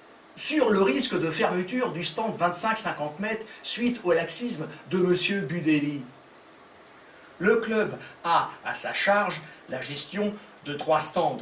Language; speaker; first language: French; native; French